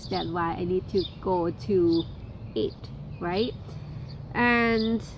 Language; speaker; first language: English; non-native, learner; Thai